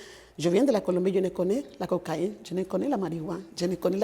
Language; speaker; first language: French; non-native, fluent; Spanish